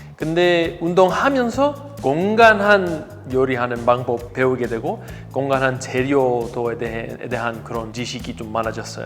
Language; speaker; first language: Korean; non-native, fluent; Greek